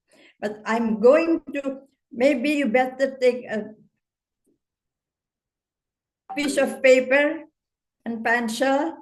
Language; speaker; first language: English; non-native, fluent; Indonesian